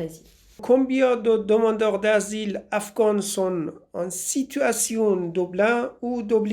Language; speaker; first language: French; non-native, fluent; Persian